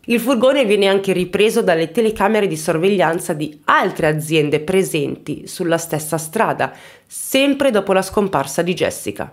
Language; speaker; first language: Italian; native; Italian